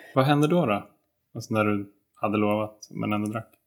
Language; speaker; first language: Swedish; native; Swedish